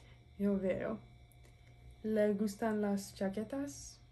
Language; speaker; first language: Spanish; non-native, learner; English